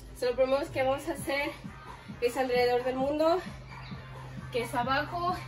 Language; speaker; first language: Spanish; early bilingual, heritage; Spanish